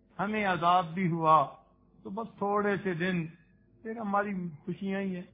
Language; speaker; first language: Urdu; non-native, local second language; Punjabi